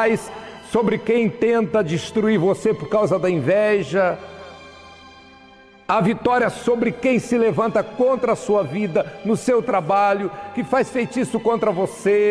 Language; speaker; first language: Portuguese; native; Portuguese